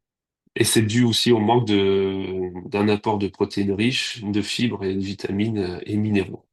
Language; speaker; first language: French; native; French